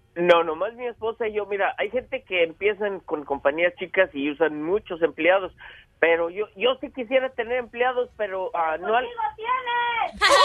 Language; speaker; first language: Spanish; native; Spanish